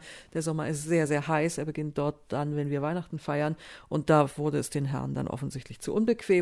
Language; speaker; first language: German; native; German